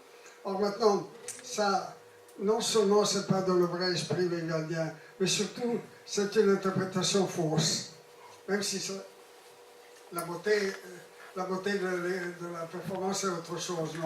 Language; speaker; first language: French; non-native, fluent; Italian